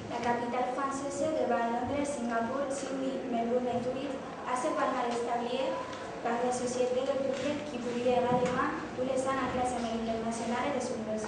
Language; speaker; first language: French; non-native, learner; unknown